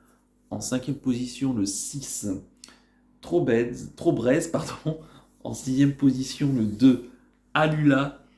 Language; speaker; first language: French; native; French